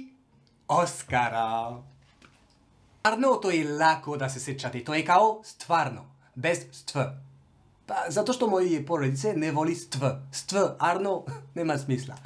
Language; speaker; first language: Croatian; non-native, learner; French